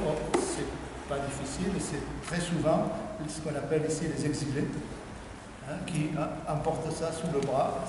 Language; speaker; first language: French; native; French